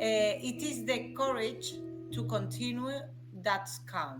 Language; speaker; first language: English; non-native, learner; Spanish